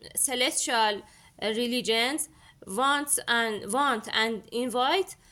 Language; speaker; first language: English; non-native, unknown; Persian